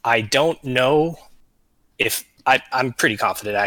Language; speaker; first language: English; native; English